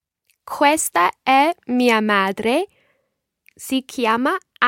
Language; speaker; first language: Italian; non-native, learner; English